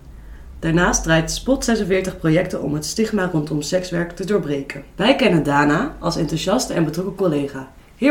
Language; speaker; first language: Dutch; native; Dutch